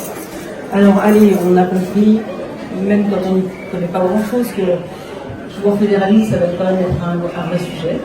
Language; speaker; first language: French; native; French